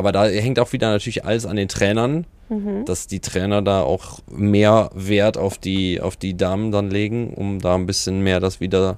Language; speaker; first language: German; native; German